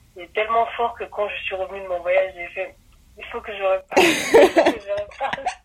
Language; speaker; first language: French; early bilingual, other home language; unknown